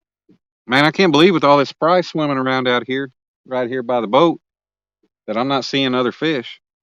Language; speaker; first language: English; native; English